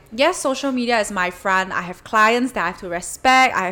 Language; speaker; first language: English; non-native, local second language; Chinese